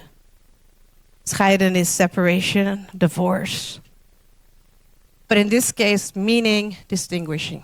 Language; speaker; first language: English; non-native, fluent; Dutch